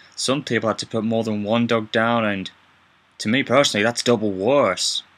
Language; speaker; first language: English; native; English